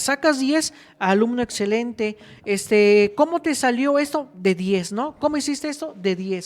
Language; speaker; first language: Spanish; native; Spanish